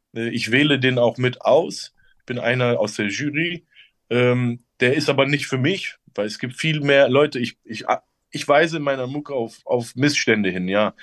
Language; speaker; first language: German; early bilingual, other home language; Turkish